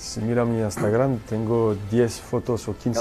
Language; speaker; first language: Spanish; non-native, fluent; French